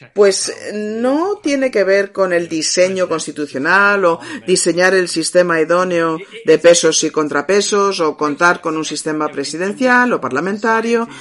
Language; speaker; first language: Spanish; non-native, fluent; English